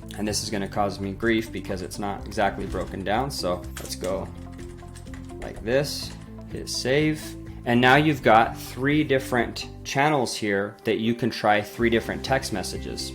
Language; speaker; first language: English; native; English